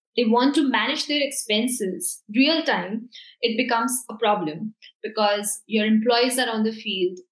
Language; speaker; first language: English; non-native, local second language; Hindi